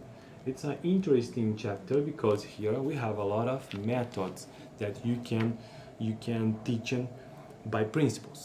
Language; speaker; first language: English; non-native, learner; Portuguese